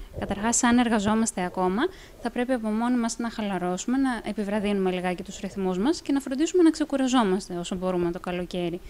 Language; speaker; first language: Greek; native; Greek